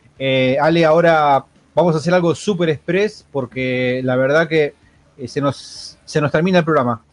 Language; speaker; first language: Spanish; native; Spanish